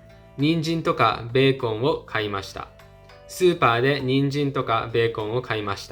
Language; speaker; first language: Japanese; non-native, fluent; English